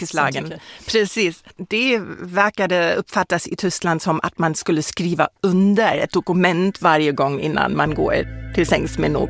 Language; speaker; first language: Swedish; non-native, fluent; German